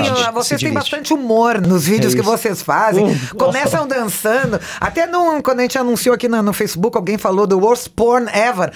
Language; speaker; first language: Portuguese; native; Portuguese